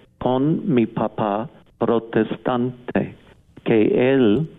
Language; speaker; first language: Spanish; non-native, fluent; English